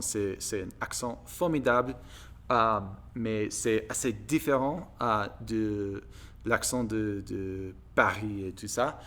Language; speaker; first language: French; non-native, learner; English